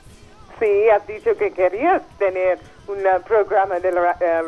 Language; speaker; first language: Spanish; non-native, fluent; English